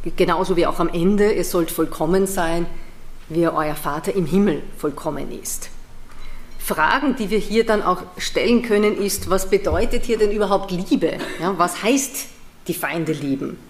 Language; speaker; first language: German; native; German